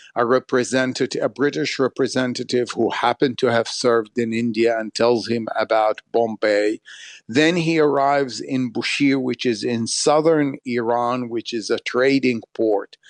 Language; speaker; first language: English; non-native, fluent; Arabic